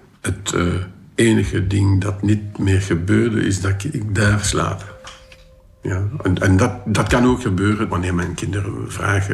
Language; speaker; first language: Dutch; non-native, local second language; French